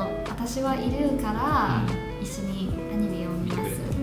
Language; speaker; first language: Japanese; non-native, learner; English